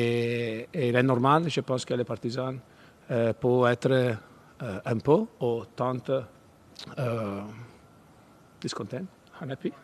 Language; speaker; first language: French; non-native, fluent; Italian